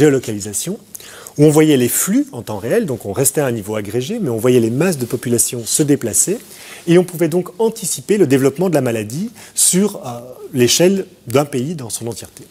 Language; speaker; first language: French; native; French